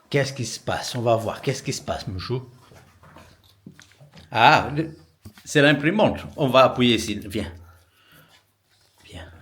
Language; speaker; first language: French; non-native, fluent; Portuguese